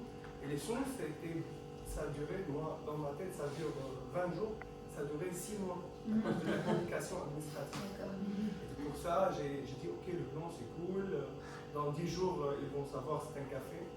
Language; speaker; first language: French; non-native, fluent; Arabic